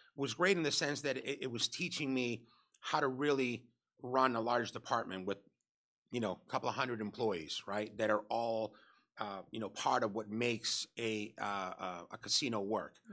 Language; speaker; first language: English; early bilingual, other home language; Spanish